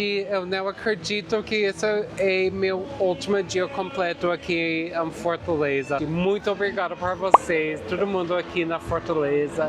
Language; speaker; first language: Portuguese; non-native, fluent; English